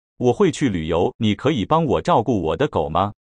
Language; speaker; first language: Chinese; non-native, learner; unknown